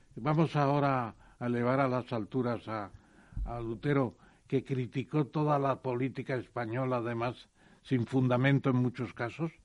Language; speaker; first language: Spanish; native; Spanish